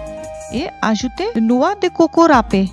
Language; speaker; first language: French; non-native, fluent; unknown